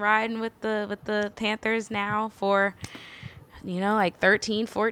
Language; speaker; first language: English; native; English